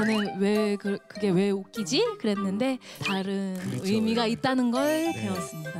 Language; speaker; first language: Korean; early bilingual, heritage; Korean